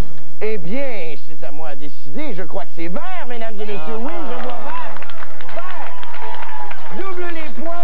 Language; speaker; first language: French; native; French